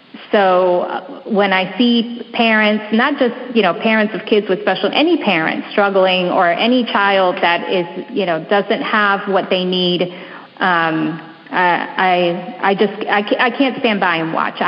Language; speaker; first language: English; early bilingual, other home language; Spanish